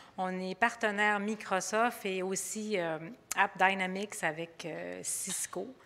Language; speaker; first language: French; native; French